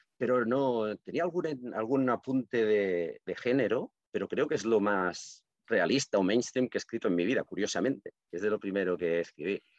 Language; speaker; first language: Spanish; non-native, local second language; Catalan